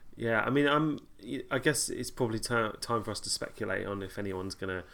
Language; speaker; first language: English; native; English